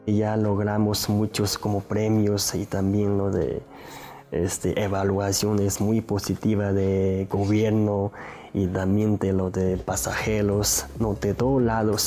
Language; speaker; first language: Spanish; non-native, learner; Chinese